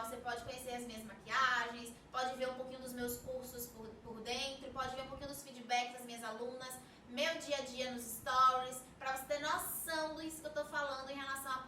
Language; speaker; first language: Portuguese; native; Portuguese